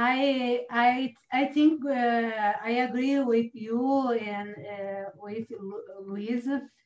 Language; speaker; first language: English; non-native, learner; Portuguese